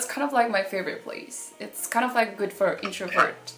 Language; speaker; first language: English; non-native, learner; Indonesian